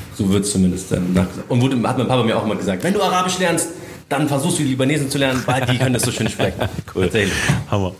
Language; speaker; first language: German; native; German